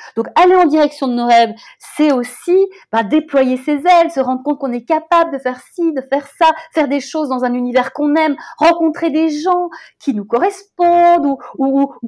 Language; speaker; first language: French; native; French